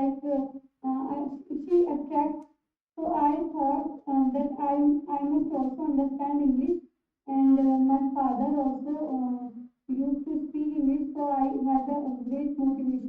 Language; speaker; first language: English; non-native, learner; Hindi